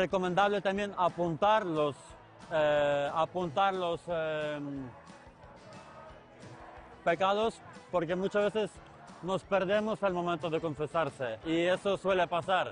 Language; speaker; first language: Spanish; non-native, fluent; Ukrainian